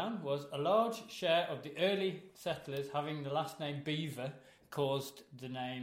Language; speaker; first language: English; native; English